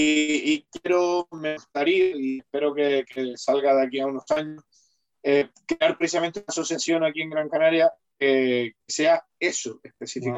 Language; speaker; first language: Spanish; native; Spanish